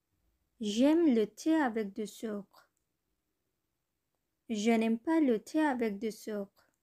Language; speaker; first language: French; non-native, learner; Bangla